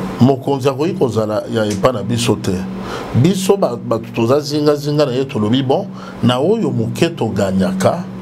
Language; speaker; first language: Lingala; non-native, local second language; Luba-Lulua